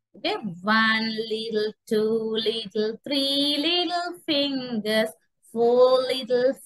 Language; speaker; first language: English; non-native, local second language; Sinhala